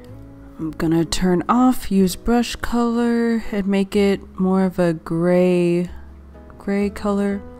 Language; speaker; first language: English; native; English